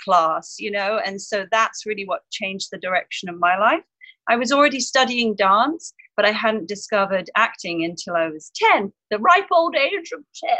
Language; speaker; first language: English; native; English